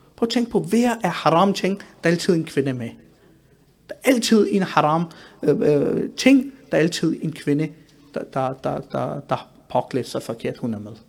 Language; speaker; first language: Danish; early bilingual, other home language; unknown